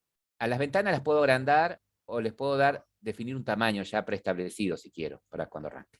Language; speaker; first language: Spanish; native; Spanish